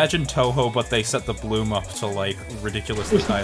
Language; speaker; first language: English; native; English